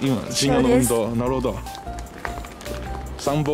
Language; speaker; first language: Japanese; native; Japanese